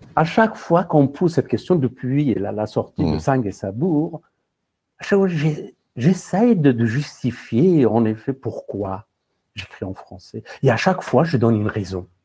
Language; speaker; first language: French; non-native, fluent; Persian